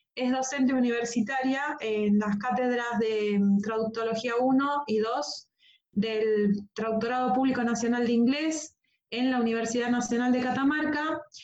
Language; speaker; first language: Spanish; native; Spanish